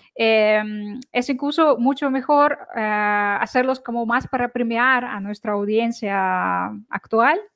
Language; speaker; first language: Spanish; non-native, fluent; Ukrainian